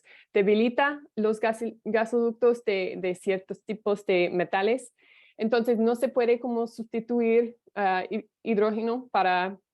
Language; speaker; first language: Spanish; non-native, fluent; English